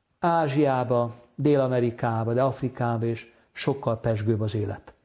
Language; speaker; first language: Hungarian; native; Hungarian